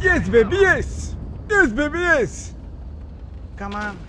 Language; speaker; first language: English; non-native, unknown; Romanian